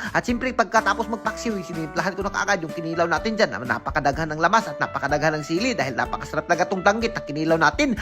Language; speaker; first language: Filipino; non-native, local second language; Cebuano